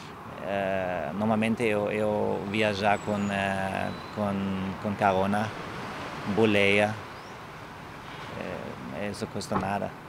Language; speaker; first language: Portuguese; non-native, learner; German